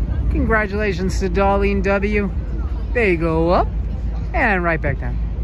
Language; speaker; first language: English; native; English